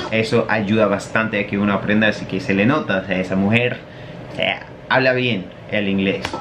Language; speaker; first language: Spanish; non-native, fluent; English